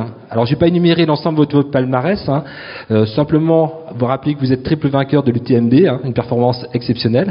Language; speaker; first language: French; native; French